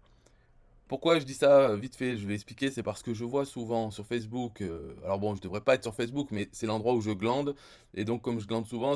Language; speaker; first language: French; native; French